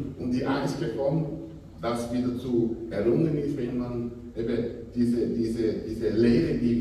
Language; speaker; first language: German; non-native, fluent; Portuguese